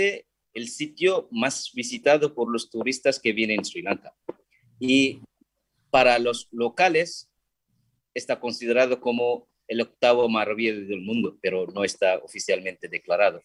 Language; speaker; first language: Spanish; non-native, fluent; Sinhala